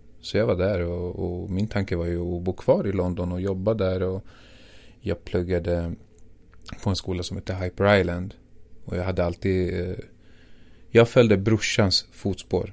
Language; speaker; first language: Swedish; early bilingual, other home language; Assyrian Neo-Aramaic